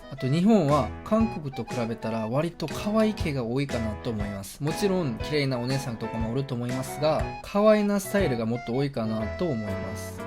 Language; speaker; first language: Japanese; non-native, fluent; Korean